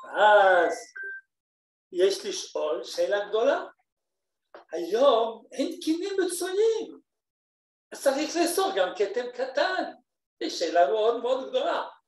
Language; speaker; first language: Hebrew; non-native, fluent; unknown